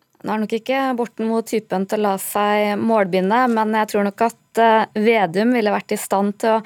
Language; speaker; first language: Norwegian; native; Norwegian